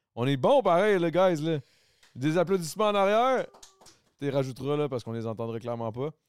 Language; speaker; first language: French; native; French